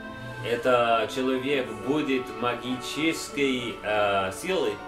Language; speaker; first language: Russian; non-native, learner; English